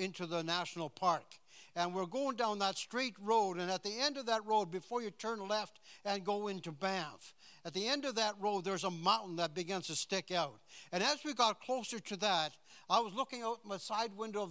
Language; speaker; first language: English; native; English